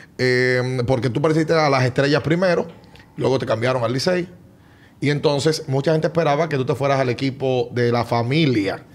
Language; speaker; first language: Spanish; native; Spanish